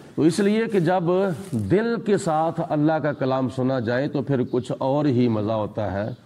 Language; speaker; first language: Urdu; non-native, local second language; Punjabi